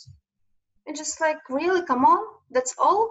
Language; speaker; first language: English; non-native, learner; Ukrainian